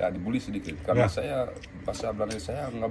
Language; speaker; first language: Indonesian; early bilingual, heritage; Dutch